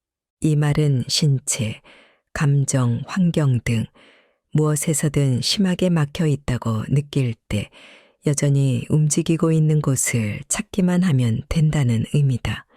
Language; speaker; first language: Korean; native; Korean